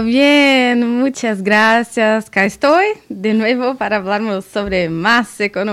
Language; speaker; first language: Spanish; non-native, learner; Portuguese